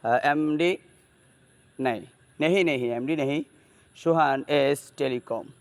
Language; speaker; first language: Hindi; non-native, learner; Bangla